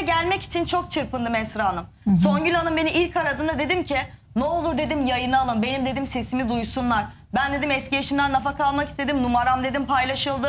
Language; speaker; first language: Turkish; native; Turkish